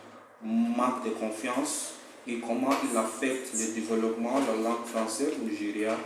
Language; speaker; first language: French; non-native, fluent; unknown